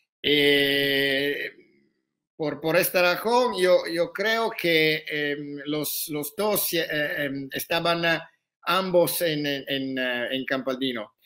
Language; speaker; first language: Spanish; non-native, learner; Italian